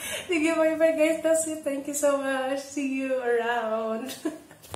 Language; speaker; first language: English; non-native, local second language; Cebuano